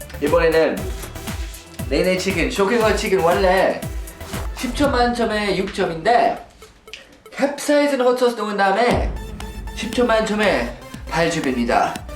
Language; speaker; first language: Korean; non-native, learner; English